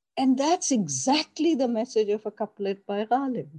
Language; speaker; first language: English; non-native, local second language; Urdu